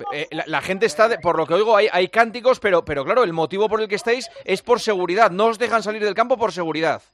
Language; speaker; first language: Spanish; native; Spanish